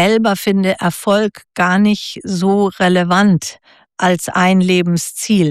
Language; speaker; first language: German; native; German